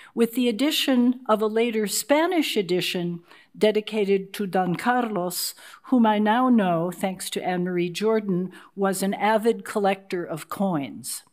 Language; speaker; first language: English; native; English